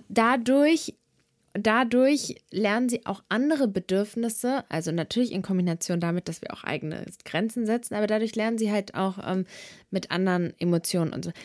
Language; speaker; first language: German; early bilingual, other home language; Serbian